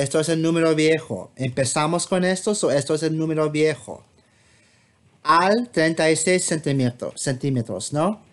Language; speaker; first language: Spanish; non-native, fluent; English